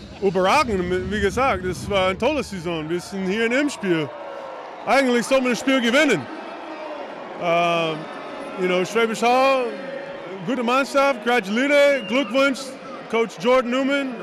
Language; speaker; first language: German; non-native, learner; English